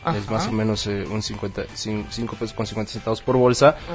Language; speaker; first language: Spanish; native; Spanish